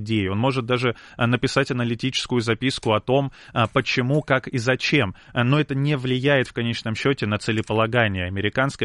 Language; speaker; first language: Russian; native; Russian